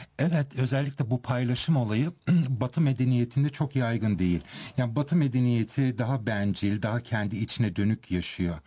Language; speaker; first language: Turkish; early bilingual, heritage; Turkish